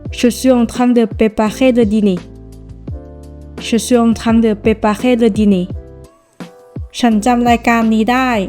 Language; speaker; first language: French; non-native, learner; Thai